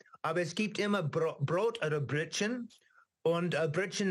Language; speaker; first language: German; non-native, learner; English